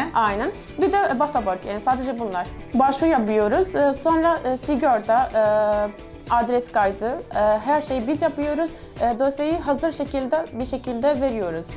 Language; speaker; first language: Turkish; non-native, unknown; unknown